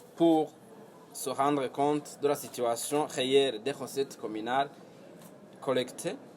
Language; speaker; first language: French; non-native, local second language; Rundi